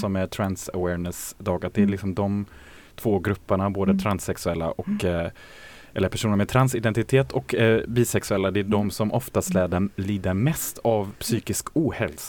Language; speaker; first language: Swedish; native; Swedish